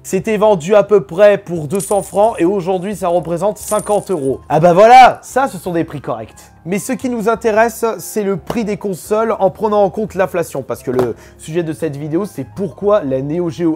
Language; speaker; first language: French; native; French